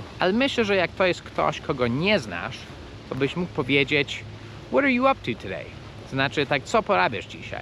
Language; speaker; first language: Polish; non-native, fluent; English